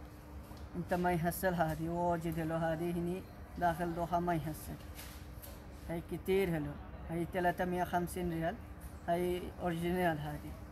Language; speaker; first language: Arabic; non-native, learner; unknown